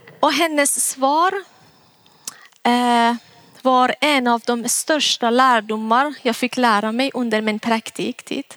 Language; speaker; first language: Swedish; non-native, fluent; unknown